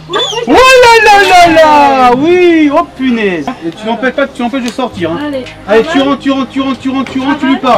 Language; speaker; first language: French; native; French